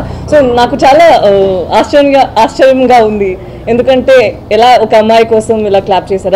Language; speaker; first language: Telugu; non-native, fluent; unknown